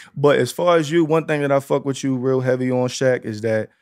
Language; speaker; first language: English; native; English